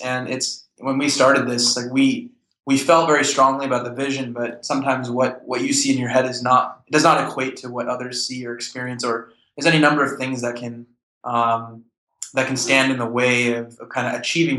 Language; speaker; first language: English; native; English